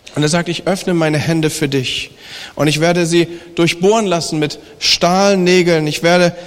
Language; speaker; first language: German; native; German